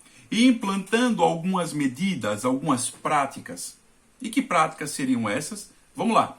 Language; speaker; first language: Portuguese; native; Portuguese